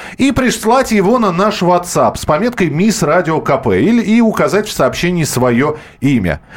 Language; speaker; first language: Russian; native; Russian